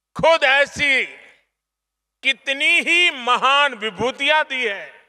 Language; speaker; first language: Hindi; non-native, local second language; Gujarati